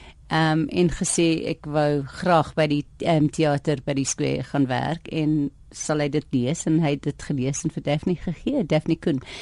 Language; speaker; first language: Afrikaans; non-native, fluent; English